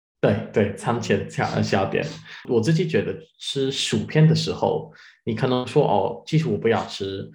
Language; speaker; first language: Chinese; non-native, learner; English